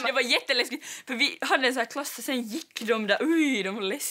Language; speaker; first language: Swedish; native; Swedish